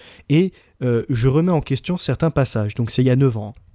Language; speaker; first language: French; native; French